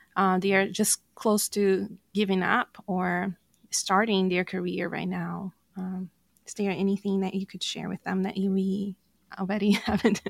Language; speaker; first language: English; non-native, fluent; Portuguese